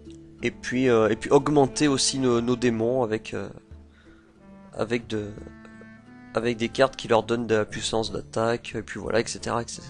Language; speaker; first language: French; native; French